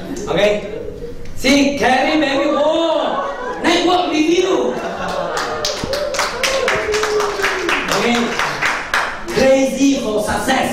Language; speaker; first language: English; non-native, local second language; Min Nan Chinese